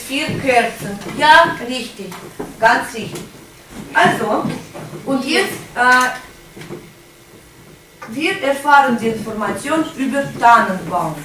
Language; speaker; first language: German; non-native, fluent; Russian